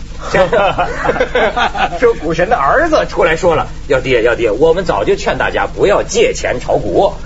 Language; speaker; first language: Chinese; native; Chinese